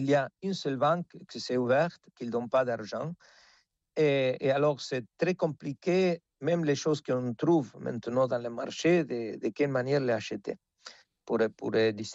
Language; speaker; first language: French; non-native, fluent; Spanish